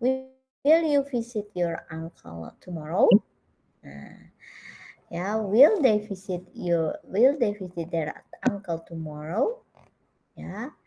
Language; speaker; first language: English; non-native, fluent; Indonesian